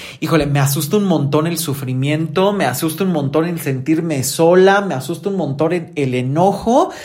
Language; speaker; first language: Spanish; native; Spanish